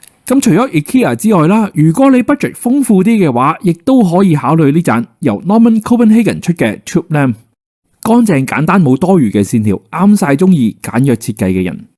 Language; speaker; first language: Cantonese; native; Cantonese